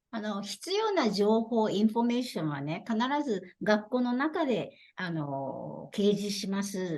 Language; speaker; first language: Japanese; non-native, fluent; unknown